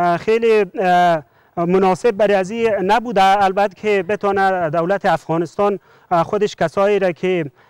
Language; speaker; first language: Persian; native; Persian